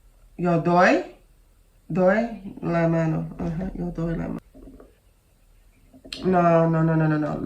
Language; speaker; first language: Spanish; non-native, learner; English